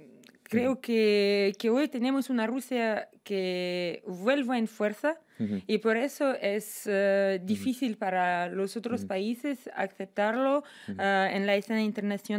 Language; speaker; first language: Spanish; non-native, fluent; Russian